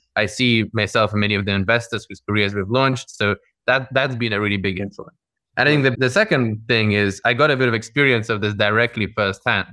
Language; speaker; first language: English; early bilingual, other home language; Russian